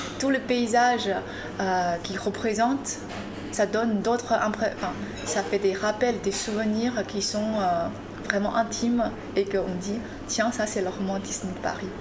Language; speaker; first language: French; non-native, fluent; Chinese